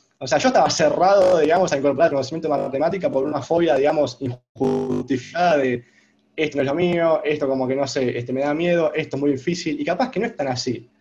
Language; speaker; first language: Spanish; native; Spanish